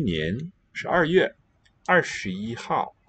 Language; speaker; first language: Chinese; non-native, learner; English